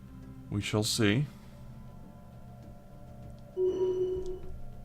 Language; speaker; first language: English; native; English